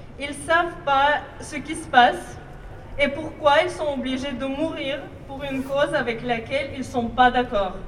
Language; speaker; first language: French; non-native, fluent; Ukrainian